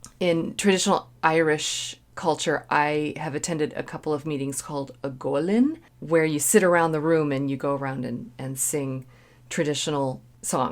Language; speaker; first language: English; native; English